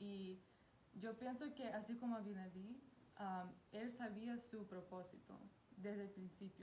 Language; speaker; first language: Spanish; non-native, fluent; Portuguese